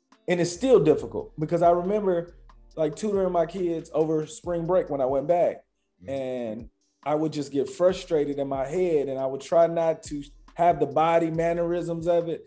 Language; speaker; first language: English; native; English